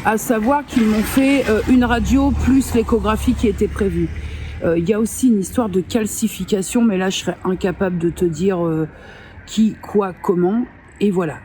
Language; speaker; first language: French; native; French